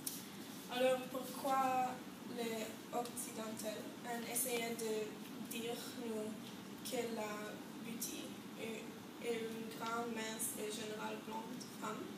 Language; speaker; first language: French; non-native, learner; English